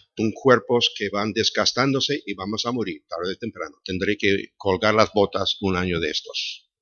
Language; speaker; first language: Spanish; non-native, fluent; English